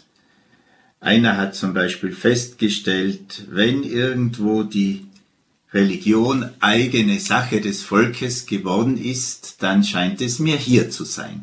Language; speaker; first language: German; native; German